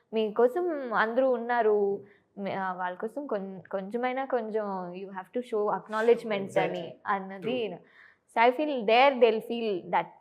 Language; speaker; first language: Telugu; non-native, fluent; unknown